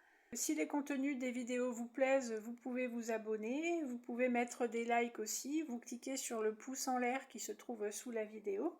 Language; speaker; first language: French; native; French